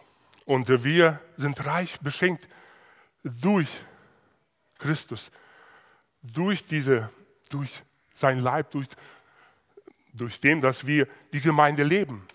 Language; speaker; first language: German; non-native, fluent; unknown